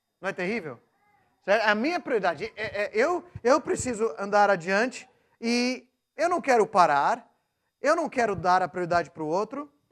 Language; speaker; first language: Portuguese; non-native, local second language; English